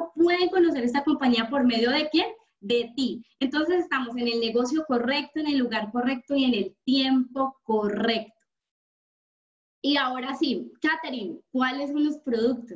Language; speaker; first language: Spanish; native; Spanish